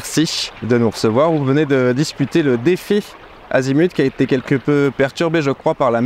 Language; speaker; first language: French; native; French